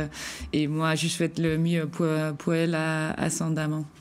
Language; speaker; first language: French; non-native, fluent; Danish